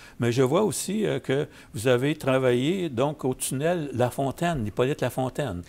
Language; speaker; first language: French; native; French